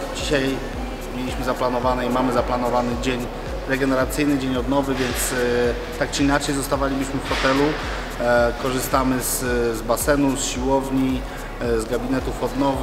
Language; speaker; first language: Polish; native; Polish